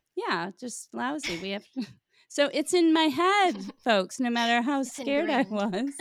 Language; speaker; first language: English; native; English